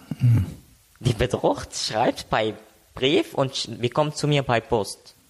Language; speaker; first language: German; non-native, learner; Arabic